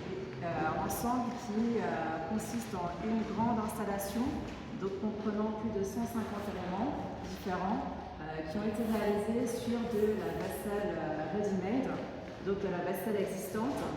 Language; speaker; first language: French; native; French